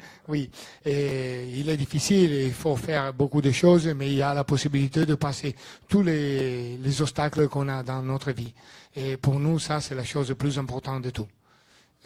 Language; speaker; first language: French; non-native, learner; Italian